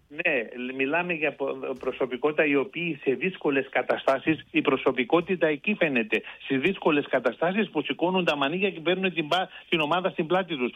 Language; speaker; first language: Greek; early bilingual, heritage; Greek